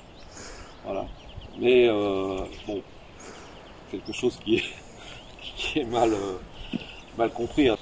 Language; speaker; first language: French; native; French